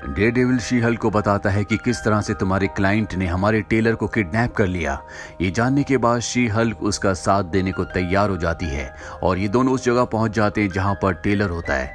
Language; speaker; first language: Hindi; native; Hindi